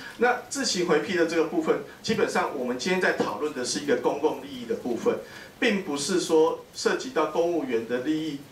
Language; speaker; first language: Chinese; native; Chinese